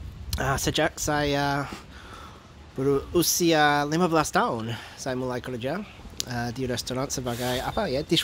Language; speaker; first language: Indonesian; non-native, fluent; English